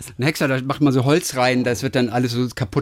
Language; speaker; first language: German; native; German